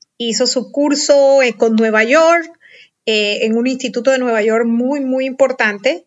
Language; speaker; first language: Spanish; native; Spanish